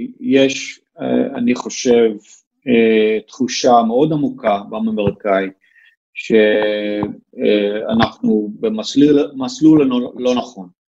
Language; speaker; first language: Hebrew; non-native, fluent; English